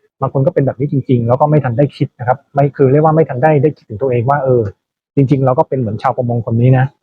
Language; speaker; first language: Thai; native; Thai